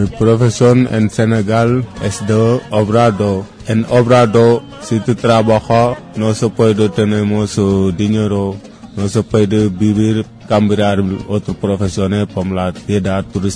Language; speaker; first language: Spanish; non-native, learner; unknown